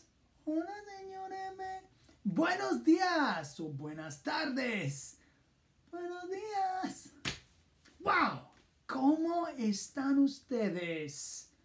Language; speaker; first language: Spanish; non-native, fluent; English